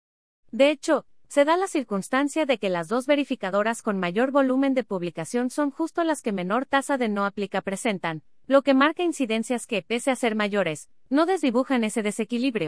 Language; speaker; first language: Spanish; native; Spanish